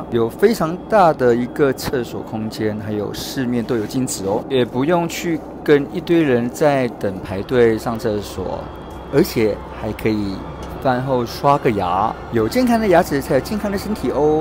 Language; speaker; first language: Chinese; native; Chinese